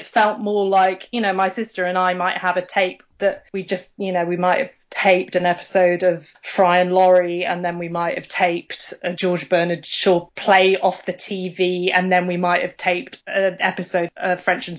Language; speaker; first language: English; native; English